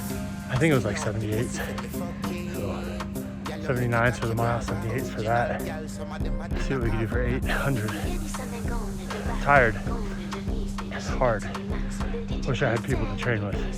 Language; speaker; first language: English; native; English